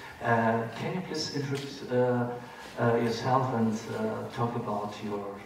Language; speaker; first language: English; non-native, fluent; German